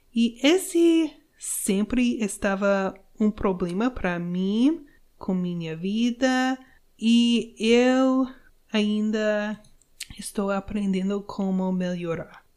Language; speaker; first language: Portuguese; non-native, learner; English